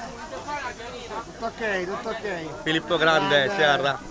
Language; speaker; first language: Italian; non-native, learner; Punjabi